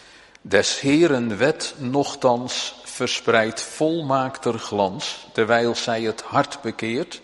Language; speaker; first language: Dutch; native; Dutch